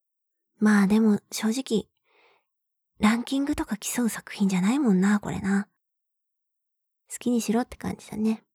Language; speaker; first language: Japanese; native; Japanese